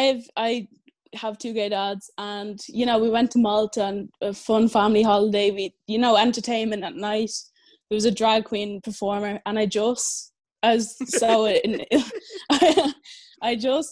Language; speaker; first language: English; native; English